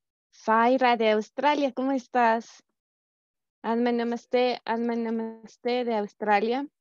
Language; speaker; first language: Spanish; native; Spanish